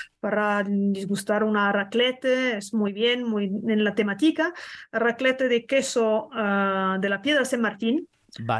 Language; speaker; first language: Spanish; non-native, learner; French